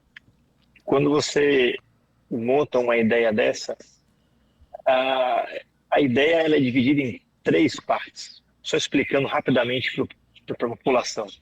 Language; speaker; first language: Portuguese; native; Portuguese